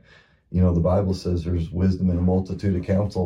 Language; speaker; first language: English; native; English